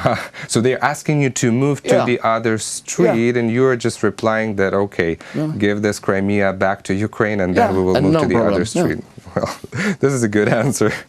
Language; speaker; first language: English; non-native, fluent; Ukrainian